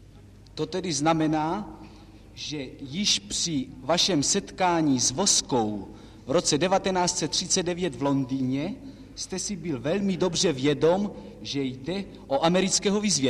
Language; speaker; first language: Czech; native; Czech